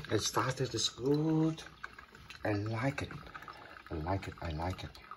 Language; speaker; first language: English; non-native, learner; Vietnamese